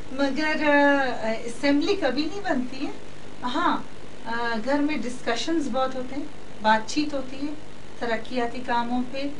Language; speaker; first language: Urdu; non-native, local second language; Baluchi